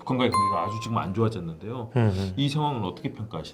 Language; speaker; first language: Korean; native; Korean